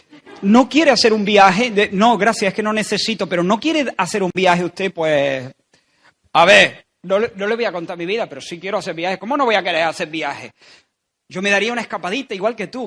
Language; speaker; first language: Spanish; native; Spanish